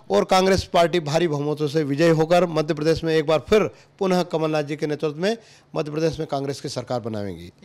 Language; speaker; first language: Hindi; native; Hindi